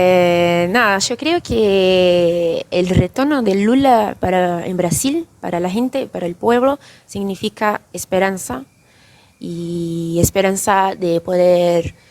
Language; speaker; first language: Spanish; non-native, fluent; Portuguese